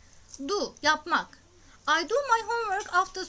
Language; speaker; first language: English; non-native, fluent; Turkish